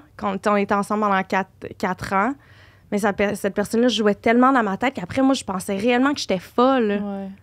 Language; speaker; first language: French; native; French